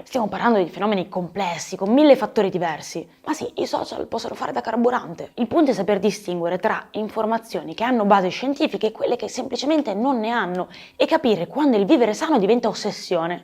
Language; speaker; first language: Italian; native; Italian